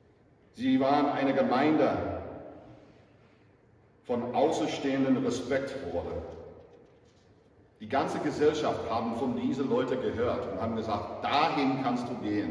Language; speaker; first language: German; non-native, fluent; English